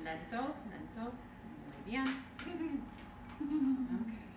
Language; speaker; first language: Spanish; non-native, learner; English